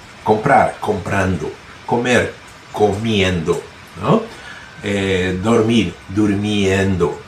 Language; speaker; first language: Spanish; non-native, fluent; Portuguese